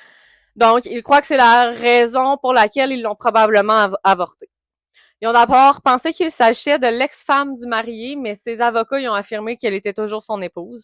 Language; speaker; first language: French; native; French